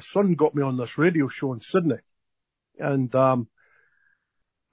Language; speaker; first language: English; native; English